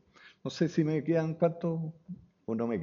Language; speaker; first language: Spanish; native; Spanish